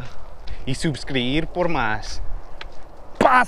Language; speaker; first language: Spanish; early bilingual, heritage; Spanish